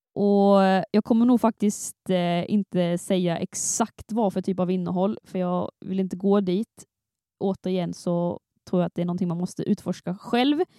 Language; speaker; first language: Swedish; native; Swedish